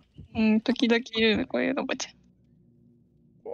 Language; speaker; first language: Japanese; native; Japanese